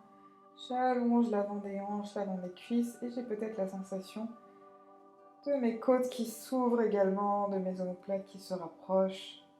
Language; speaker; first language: French; native; French